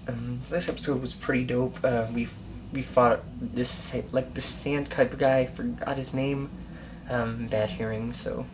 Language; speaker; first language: English; native; English